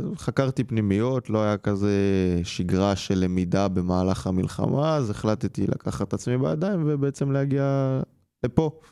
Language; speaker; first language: Hebrew; early bilingual, other home language; English